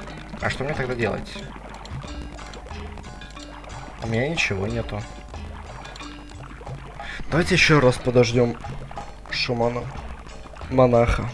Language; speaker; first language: Russian; native; Russian